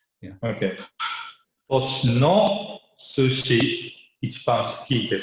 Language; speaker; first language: Japanese; non-native, learner; English